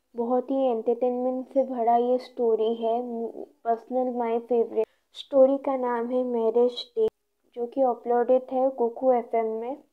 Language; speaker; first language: Hindi; non-native, local second language; Odia